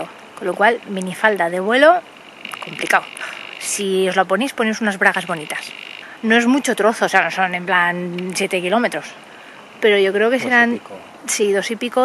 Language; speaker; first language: Spanish; native; Spanish